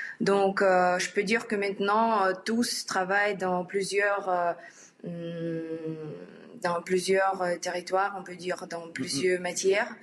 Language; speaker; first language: French; non-native, learner; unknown